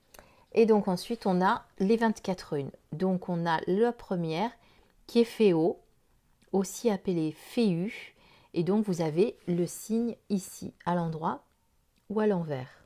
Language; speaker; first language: French; native; French